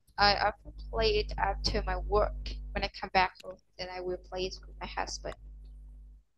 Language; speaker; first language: English; non-native, learner; Vietnamese